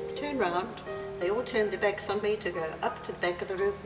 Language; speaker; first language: English; native; English